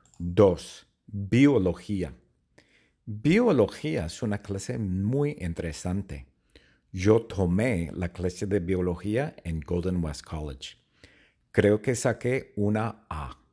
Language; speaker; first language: Spanish; non-native, fluent; English